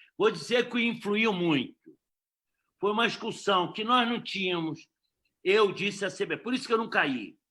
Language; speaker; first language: Portuguese; native; Portuguese